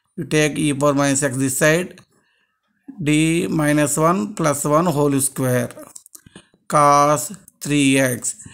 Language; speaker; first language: English; non-native, local second language; Telugu